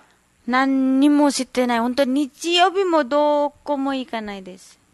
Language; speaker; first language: Japanese; non-native, learner; Nepali